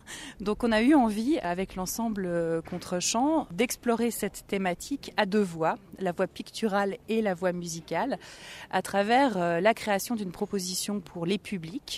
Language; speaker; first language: French; native; French